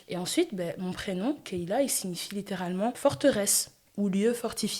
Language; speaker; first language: French; native; French